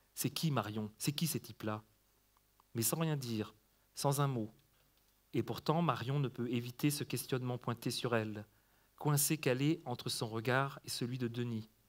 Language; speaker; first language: French; native; French